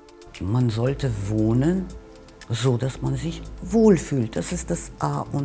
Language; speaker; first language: German; non-native, fluent; Russian